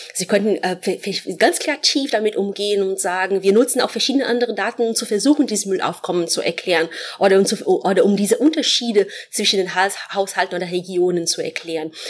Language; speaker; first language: German; non-native, fluent; Portuguese